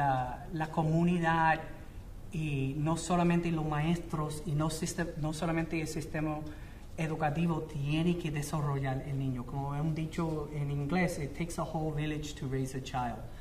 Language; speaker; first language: Spanish; non-native, fluent; English